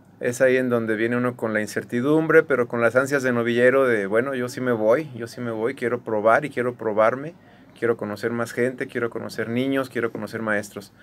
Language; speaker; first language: Spanish; native; Spanish